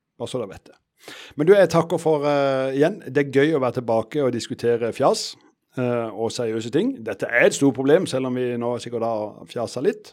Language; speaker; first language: Norwegian; native; Norwegian